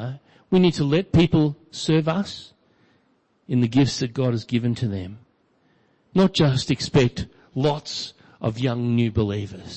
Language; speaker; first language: English; native; English